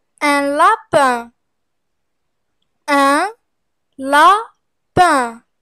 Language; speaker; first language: French; non-native, fluent; Arabic